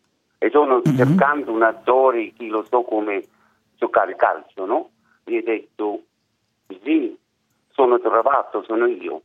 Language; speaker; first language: Italian; non-native, learner; German